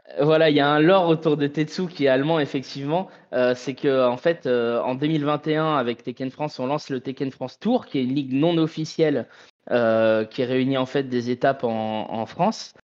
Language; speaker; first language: French; native; French